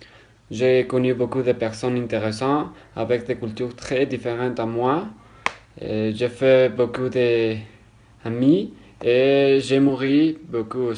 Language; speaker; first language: French; non-native, learner; Spanish